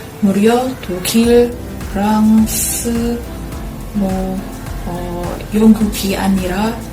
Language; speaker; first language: Korean; non-native, fluent; Indonesian